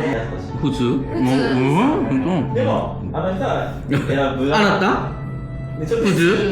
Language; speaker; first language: Japanese; non-native, learner; Korean